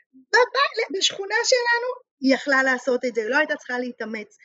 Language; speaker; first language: Hebrew; native; Hebrew